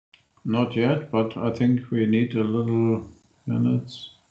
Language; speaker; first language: English; non-native, fluent; German